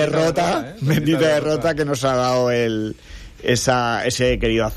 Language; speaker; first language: Spanish; native; Spanish